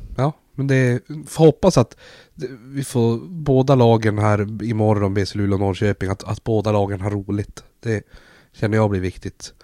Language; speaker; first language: Swedish; native; Swedish